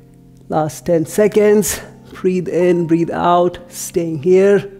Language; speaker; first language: English; non-native, local second language; Hindi